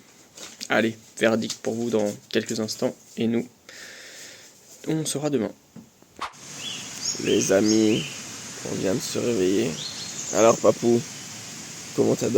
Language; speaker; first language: French; native; French